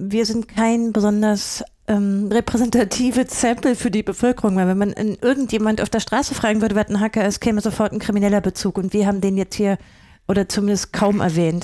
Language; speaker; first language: German; native; German